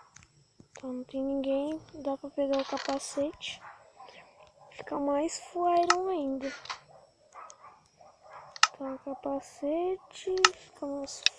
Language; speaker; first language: Portuguese; native; Portuguese